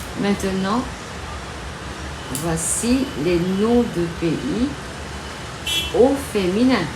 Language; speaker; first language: French; non-native, fluent; Vietnamese